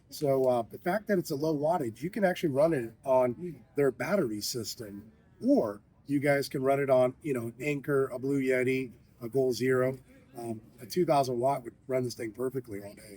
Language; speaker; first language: English; native; English